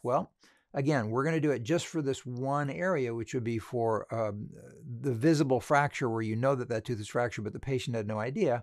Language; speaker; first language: English; native; English